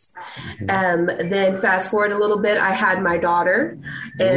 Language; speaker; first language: English; native; English